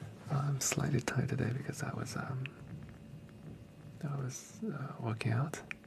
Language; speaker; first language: English; non-native, fluent; Chinese